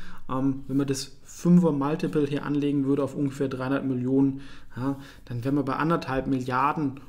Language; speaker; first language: German; native; German